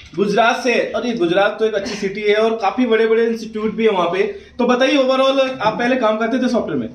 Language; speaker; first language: Hindi; native; Hindi